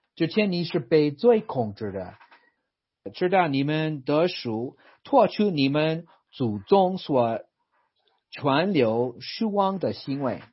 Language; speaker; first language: Chinese; non-native, fluent; English